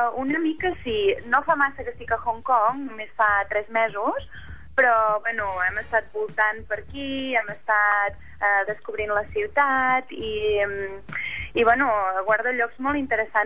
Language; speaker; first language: Catalan; native; Catalan